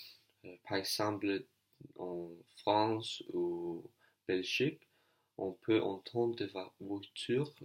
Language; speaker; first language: French; non-native, learner; Danish